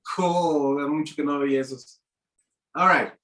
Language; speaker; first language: Spanish; native; Spanish